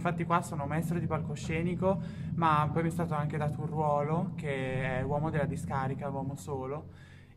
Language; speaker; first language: Italian; native; Italian